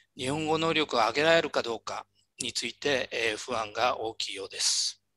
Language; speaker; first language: Japanese; native; Japanese